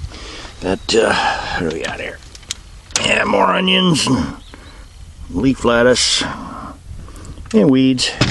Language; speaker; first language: English; native; English